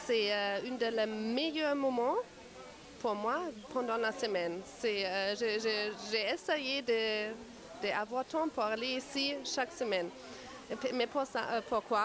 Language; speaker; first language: French; non-native, learner; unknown